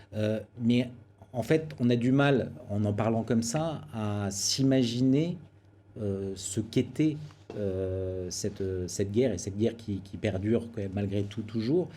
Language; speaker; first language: French; native; French